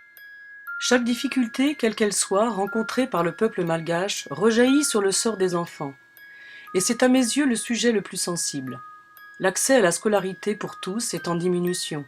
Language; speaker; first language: French; native; French